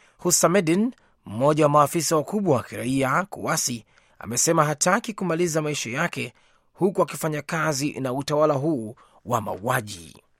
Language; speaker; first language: Swahili; native; Swahili